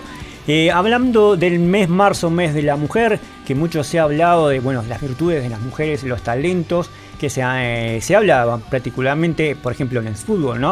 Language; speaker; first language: Spanish; native; Spanish